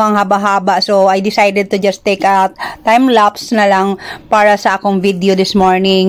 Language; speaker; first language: Filipino; non-native, local second language; Cebuano